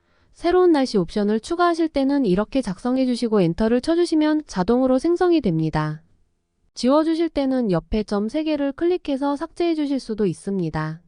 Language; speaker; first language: Korean; native; Korean